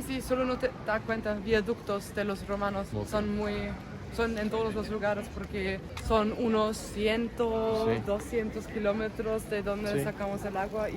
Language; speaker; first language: Spanish; non-native, fluent; German